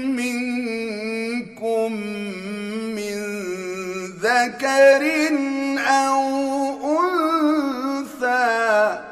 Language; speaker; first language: Arabic; native; Arabic